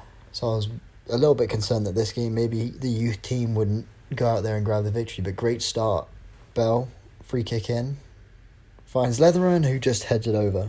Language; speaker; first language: English; native; English